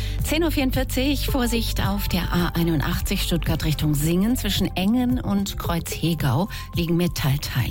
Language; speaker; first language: German; native; German